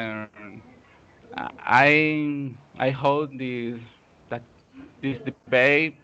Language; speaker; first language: English; non-native, learner; Spanish